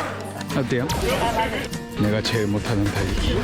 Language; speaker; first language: Korean; native; Korean